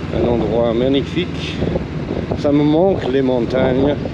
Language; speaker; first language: French; non-native, fluent; English